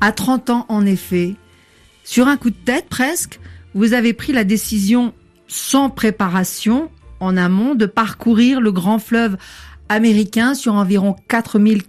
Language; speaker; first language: French; native; French